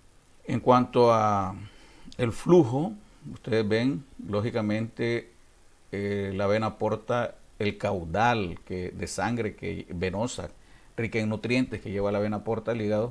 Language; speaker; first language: Spanish; native; Spanish